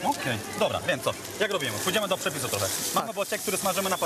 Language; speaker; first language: Polish; non-native, fluent; French